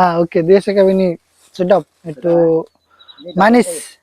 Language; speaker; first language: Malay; non-native, learner; Bangla